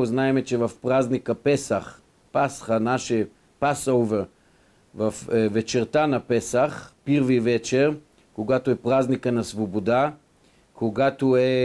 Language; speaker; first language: Bulgarian; non-native, fluent; Hebrew